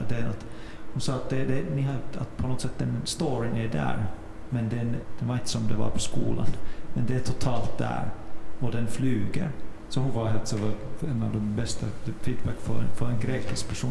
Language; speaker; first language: Swedish; non-native, fluent; Finnish